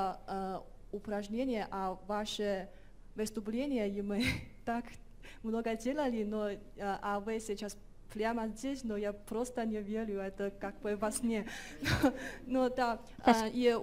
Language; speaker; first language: Russian; non-native, fluent; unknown